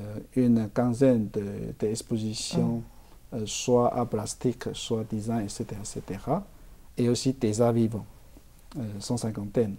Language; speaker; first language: French; non-native, fluent; Chinese